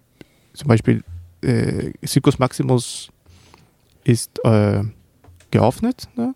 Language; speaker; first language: German; non-native, learner; Spanish